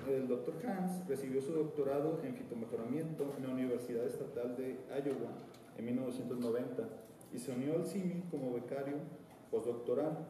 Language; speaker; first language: Spanish; native; Spanish